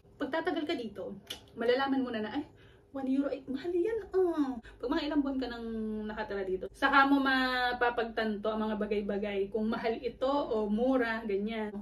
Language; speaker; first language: Filipino; native; Filipino